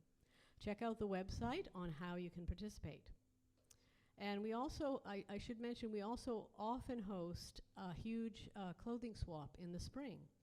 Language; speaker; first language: English; native; English